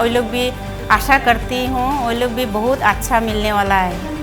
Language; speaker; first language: Hindi; non-native, local second language; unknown